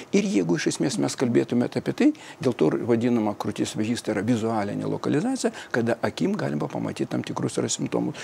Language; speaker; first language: Lithuanian; non-native, fluent; Russian